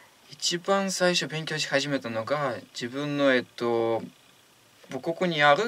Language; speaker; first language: Japanese; non-native, fluent; Bulgarian